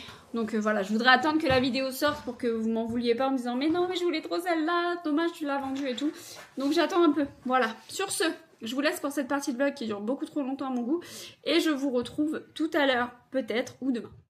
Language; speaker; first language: French; native; French